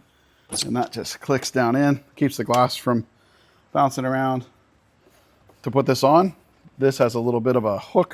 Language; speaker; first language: English; native; English